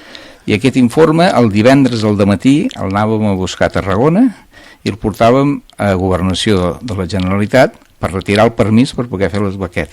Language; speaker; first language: Catalan; native; Catalan